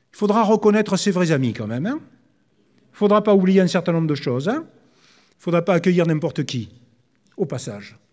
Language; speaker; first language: French; native; French